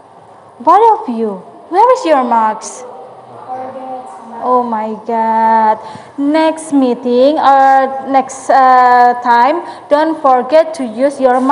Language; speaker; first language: English; non-native, learner; Indonesian